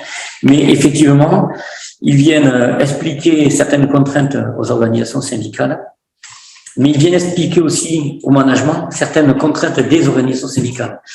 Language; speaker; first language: French; native; French